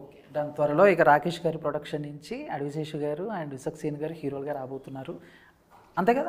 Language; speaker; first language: Telugu; native; Telugu